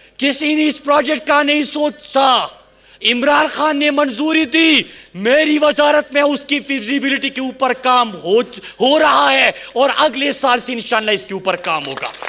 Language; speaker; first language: Urdu; non-native, local second language; Pashto